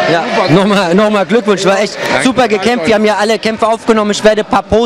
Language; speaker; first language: German; native; German